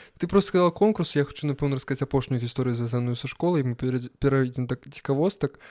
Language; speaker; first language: Belarusian; non-native, local second language; Russian